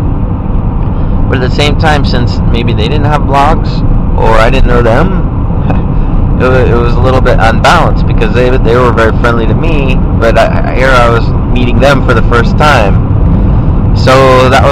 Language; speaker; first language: English; native; English